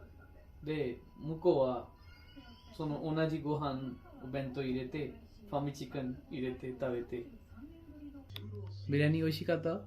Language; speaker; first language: Japanese; non-native, learner; Urdu